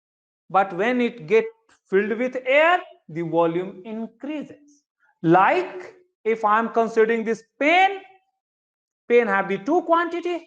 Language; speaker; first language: English; non-native, local second language; Hindi